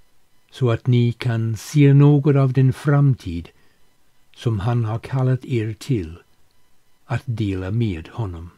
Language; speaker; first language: Swedish; non-native, fluent; English